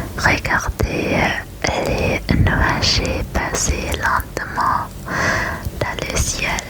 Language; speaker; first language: French; non-native, learner; German